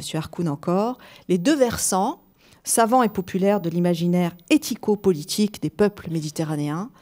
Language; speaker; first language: French; native; French